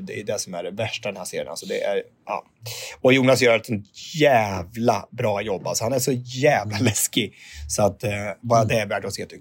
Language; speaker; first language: Swedish; native; Swedish